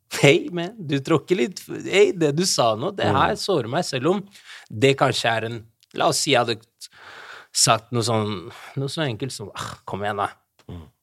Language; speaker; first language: Norwegian; early bilingual, other home language; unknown